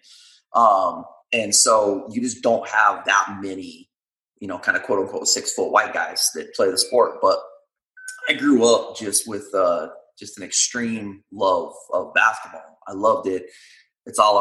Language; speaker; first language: English; native; English